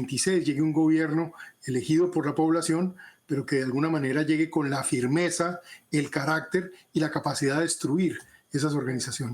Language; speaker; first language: Spanish; native; Spanish